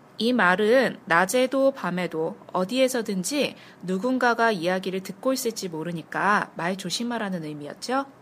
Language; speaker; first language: Korean; native; Korean